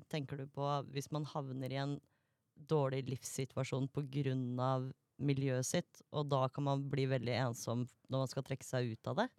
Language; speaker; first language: Norwegian; native; Norwegian